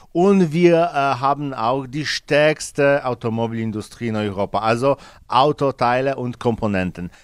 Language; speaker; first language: German; non-native, fluent; Polish